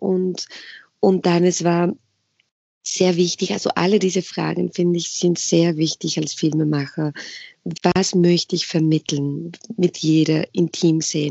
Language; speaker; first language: German; non-native, fluent; Spanish